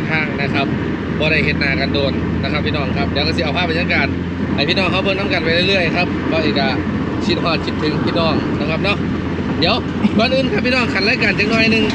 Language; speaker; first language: Thai; non-native, local second language; Northeastern Thai